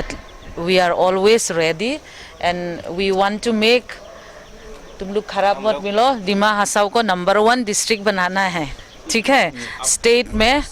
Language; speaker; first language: Hindi; non-native, local second language; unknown